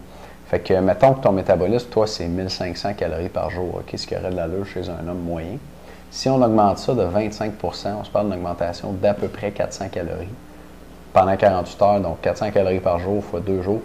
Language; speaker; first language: French; native; French